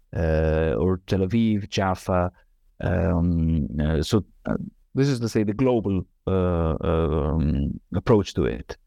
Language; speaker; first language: English; non-native, fluent; Arabic